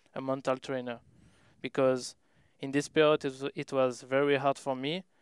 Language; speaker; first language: English; non-native, learner; French